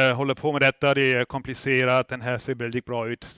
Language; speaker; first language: Swedish; non-native, fluent; German